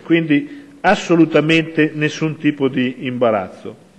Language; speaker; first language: Italian; native; Italian